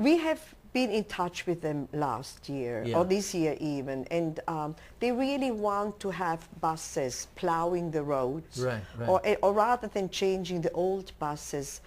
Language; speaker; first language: English; non-native, local second language; German